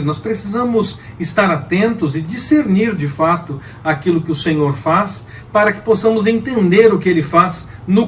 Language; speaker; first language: Portuguese; native; Portuguese